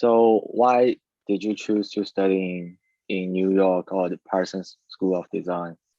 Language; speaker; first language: English; non-native, learner; Chinese